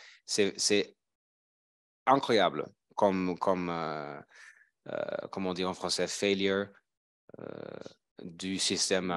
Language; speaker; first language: French; non-native, fluent; German